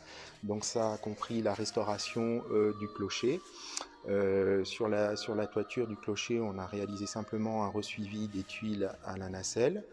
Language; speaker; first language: French; native; French